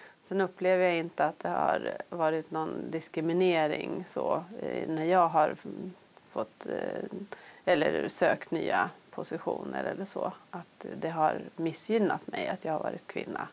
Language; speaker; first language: Swedish; native; Swedish